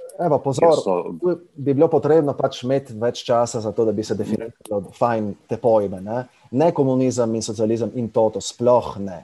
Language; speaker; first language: Slovenian; native; Slovenian